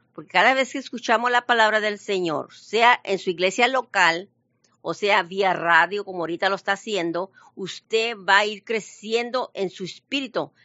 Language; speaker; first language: Spanish; early bilingual, heritage; Spanish